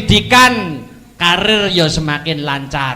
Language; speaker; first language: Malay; non-native, local second language; Javanese